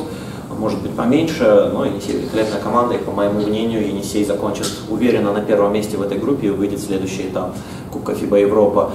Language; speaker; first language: Russian; native; Russian